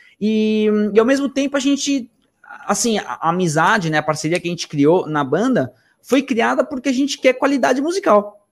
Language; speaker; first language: Portuguese; early bilingual, other home language; Spanish